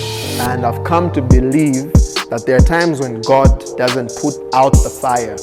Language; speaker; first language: English; non-native, local second language; Bemba